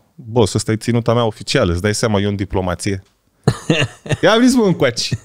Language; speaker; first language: Romanian; native; Romanian